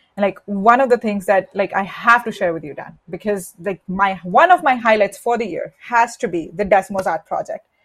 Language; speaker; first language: English; non-native, local second language; Hindi